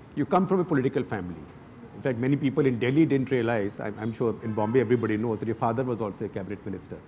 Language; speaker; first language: English; non-native, local second language; Hindi